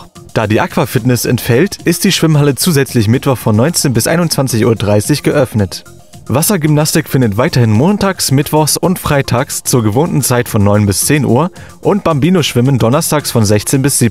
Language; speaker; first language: German; native; German